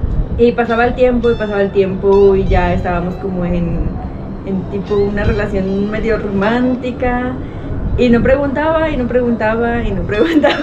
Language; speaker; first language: Spanish; native; Spanish